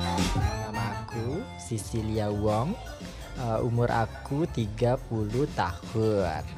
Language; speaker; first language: Indonesian; native; Indonesian